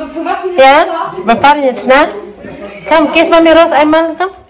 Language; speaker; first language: German; non-native, learner; Cebuano